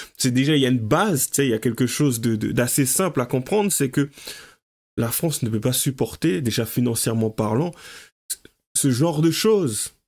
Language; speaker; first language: French; native; French